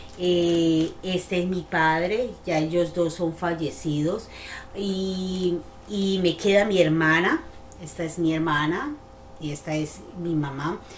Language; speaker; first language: Spanish; native; Spanish